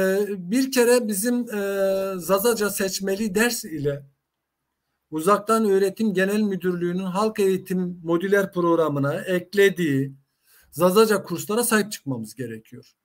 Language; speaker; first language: Turkish; non-native, local second language; Zaza